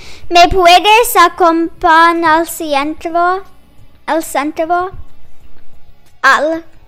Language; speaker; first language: Spanish; non-native, learner; English